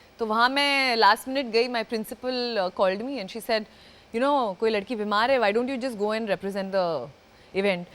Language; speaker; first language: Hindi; non-native, local second language; Gujarati